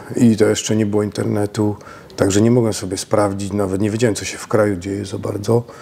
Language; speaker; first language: Polish; native; Polish